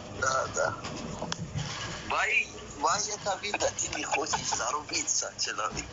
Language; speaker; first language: Russian; non-native, learner; Persian